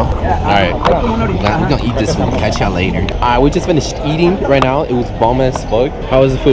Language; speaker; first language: English; early bilingual, other home language; Spanish